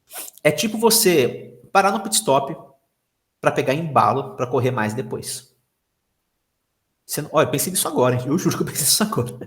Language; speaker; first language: Portuguese; native; Portuguese